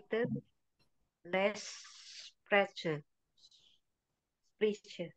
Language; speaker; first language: German; non-native, learner; Indonesian